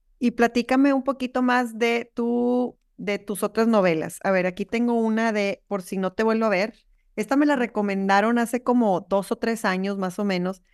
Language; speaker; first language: Spanish; native; Spanish